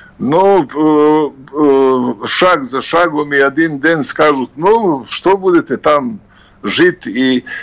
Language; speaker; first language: Russian; non-native, fluent; Serbian